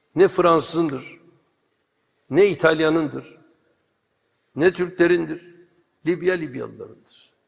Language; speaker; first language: Turkish; native; Turkish